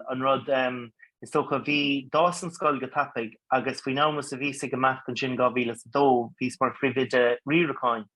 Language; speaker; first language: Irish; non-native, local second language; English